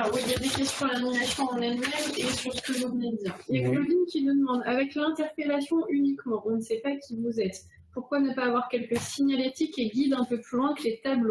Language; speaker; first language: French; native; French